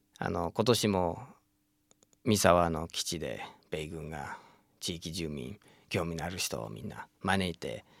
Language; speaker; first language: Japanese; non-native, fluent; English